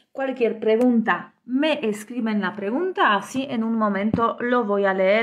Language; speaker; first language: Spanish; non-native, fluent; Polish